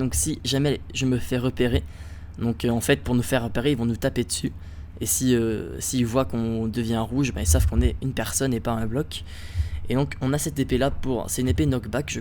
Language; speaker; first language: French; native; French